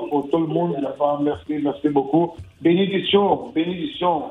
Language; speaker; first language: French; non-native, learner; Portuguese